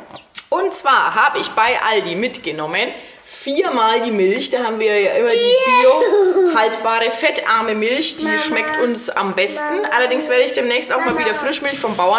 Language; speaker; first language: German; native; German